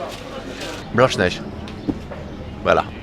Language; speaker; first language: French; native; French